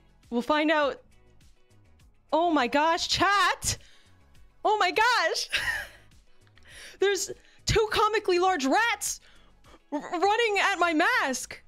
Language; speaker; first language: English; native; English